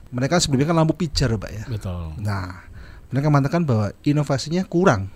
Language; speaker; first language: Indonesian; native; Indonesian